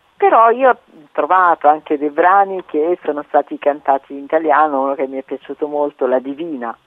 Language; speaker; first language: Italian; native; Italian